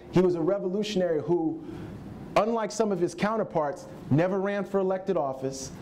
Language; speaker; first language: English; native; English